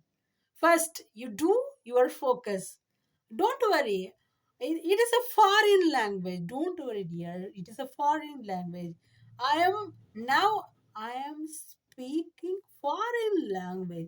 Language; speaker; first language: English; non-native, learner; Tamil